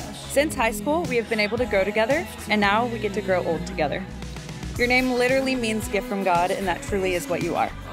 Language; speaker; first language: English; native; English